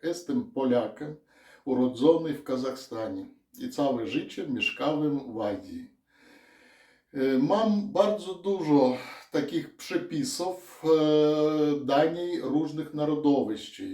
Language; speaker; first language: Polish; non-native, learner; Russian